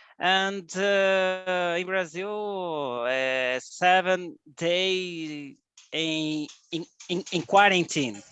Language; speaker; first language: English; non-native, learner; Portuguese